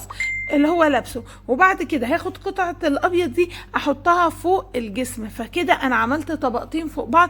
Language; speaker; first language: Arabic; native; Arabic